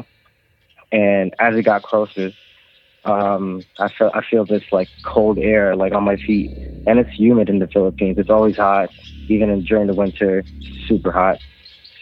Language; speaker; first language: English; non-native, local second language; Filipino